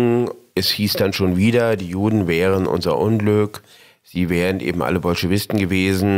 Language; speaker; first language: German; native; German